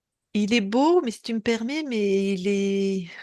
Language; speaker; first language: French; native; French